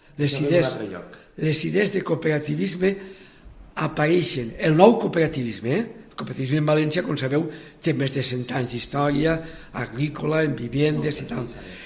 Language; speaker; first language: Catalan; native; Catalan